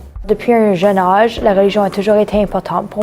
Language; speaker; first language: French; native; French